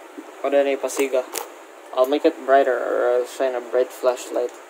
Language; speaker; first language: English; non-native, local second language; Filipino